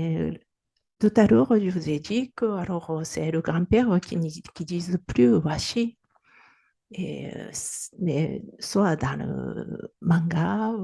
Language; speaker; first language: French; non-native, fluent; Japanese